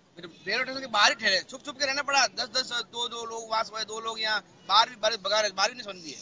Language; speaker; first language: Hindi; native; Hindi